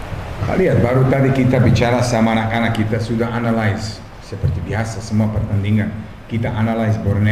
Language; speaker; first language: Indonesian; non-native, fluent; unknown